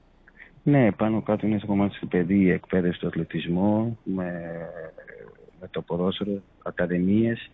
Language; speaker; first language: Greek; non-native, fluent; Portuguese